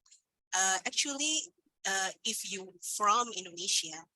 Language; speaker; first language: English; non-native, learner; Indonesian